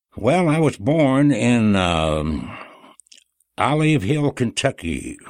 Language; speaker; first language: English; native; English